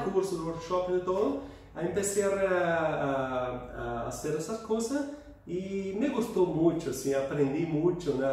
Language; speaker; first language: Spanish; non-native, fluent; Portuguese